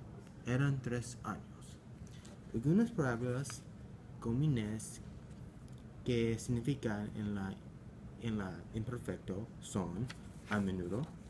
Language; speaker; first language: Spanish; non-native, learner; English